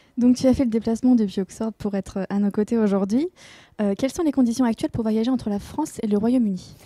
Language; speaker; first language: French; native; French